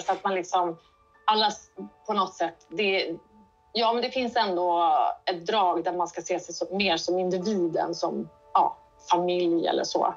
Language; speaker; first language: Swedish; native; Swedish